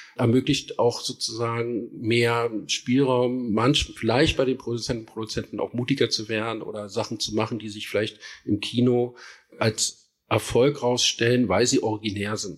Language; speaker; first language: German; native; German